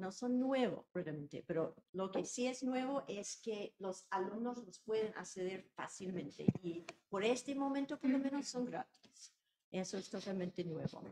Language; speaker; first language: Spanish; non-native, fluent; English